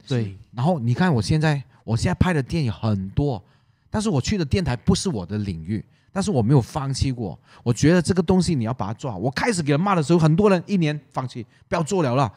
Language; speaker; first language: Chinese; non-native, local second language; Cantonese